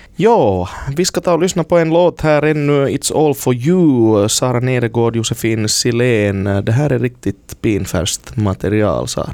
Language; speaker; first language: Swedish; native; Swedish